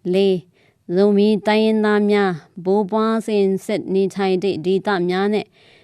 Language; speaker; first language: Burmese; non-native, local second language; Tedim Chin